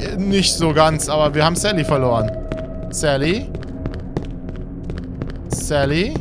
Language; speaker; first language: German; native; German